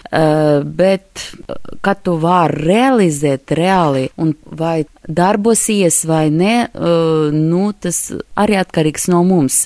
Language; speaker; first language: Latvian; non-native, local second language; Russian